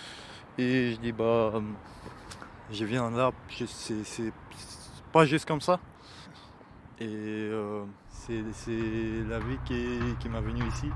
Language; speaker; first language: French; non-native, learner; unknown